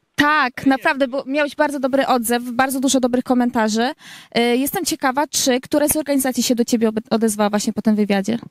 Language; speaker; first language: Polish; native; Polish